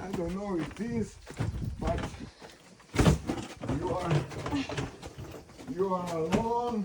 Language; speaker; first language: English; non-native, learner; Croatian